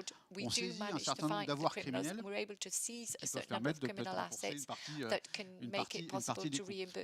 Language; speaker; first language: French; native; French